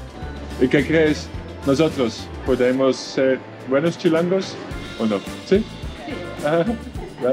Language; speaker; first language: Spanish; non-native, learner; Dutch